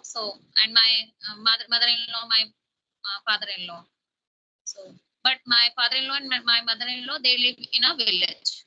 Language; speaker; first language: English; non-native, local second language; Hindi